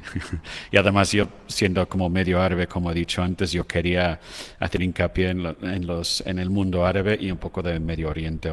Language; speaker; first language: Spanish; non-native, fluent; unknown